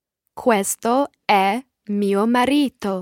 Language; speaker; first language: Italian; non-native, learner; English